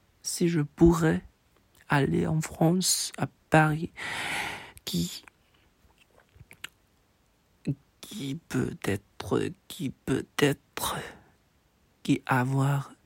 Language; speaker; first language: French; non-native, learner; Chinese